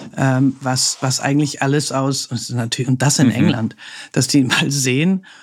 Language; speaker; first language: German; native; German